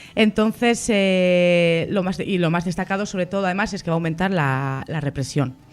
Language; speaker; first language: Spanish; native; Spanish